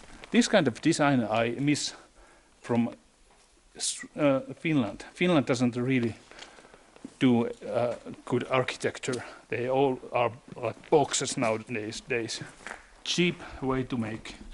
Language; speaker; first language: English; non-native, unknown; Finnish